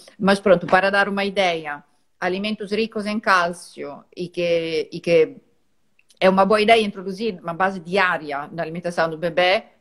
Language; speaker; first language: Portuguese; non-native, fluent; Italian